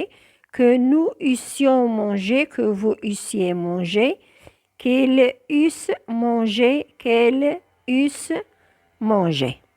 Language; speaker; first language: French; non-native, local second language; Arabic